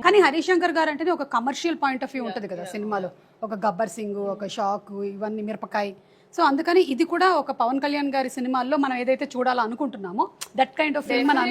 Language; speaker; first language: Telugu; native; Telugu